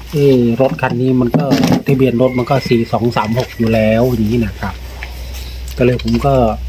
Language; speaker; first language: Thai; non-native, local second language; Khmer